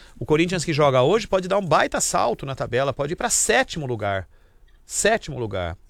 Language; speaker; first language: Portuguese; native; Portuguese